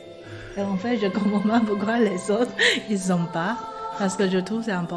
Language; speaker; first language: French; non-native, fluent; Chinese